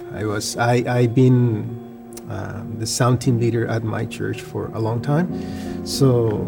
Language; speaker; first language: English; non-native, fluent; Spanish